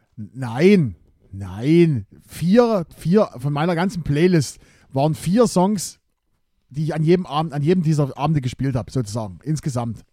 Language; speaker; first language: German; native; German